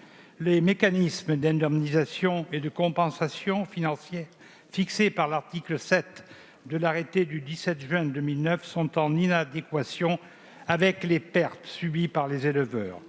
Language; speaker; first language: French; native; French